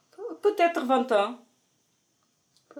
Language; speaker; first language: French; non-native, fluent; Portuguese